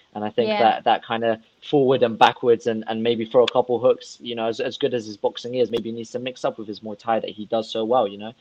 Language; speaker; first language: English; non-native, fluent; Russian